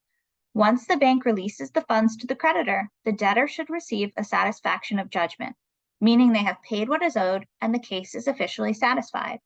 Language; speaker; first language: English; native; English